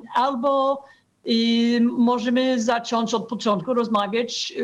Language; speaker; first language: Polish; non-native, fluent; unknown